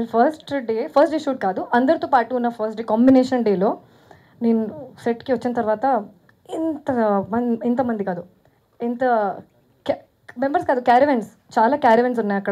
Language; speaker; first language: Telugu; non-native, fluent; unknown